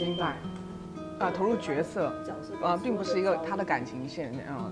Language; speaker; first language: Chinese; native; Chinese